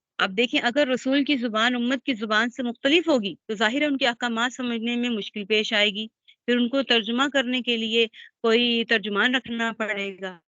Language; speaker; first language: Urdu; native; Urdu